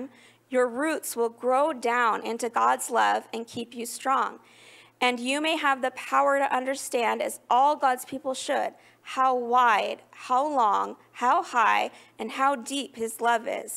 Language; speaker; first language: English; native; English